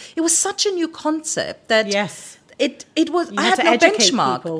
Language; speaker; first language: English; early bilingual, other home language; German